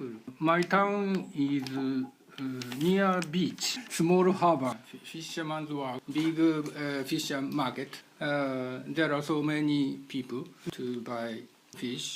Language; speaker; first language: English; non-native, learner; Japanese